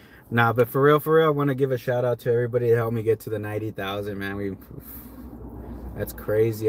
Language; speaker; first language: English; native; English